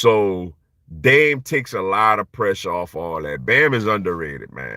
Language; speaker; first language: English; native; English